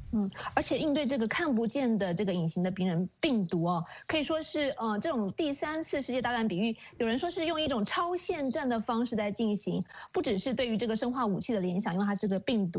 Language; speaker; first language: Chinese; native; Chinese